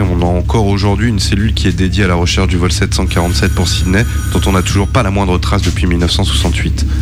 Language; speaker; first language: French; native; French